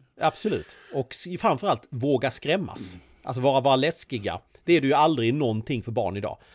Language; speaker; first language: Swedish; native; Swedish